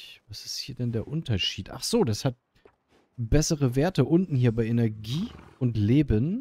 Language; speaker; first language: German; native; German